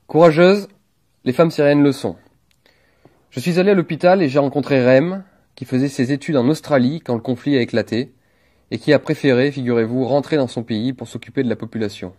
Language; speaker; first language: French; native; French